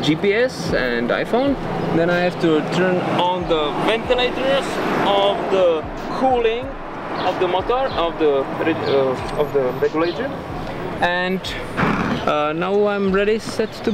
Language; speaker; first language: English; non-native, fluent; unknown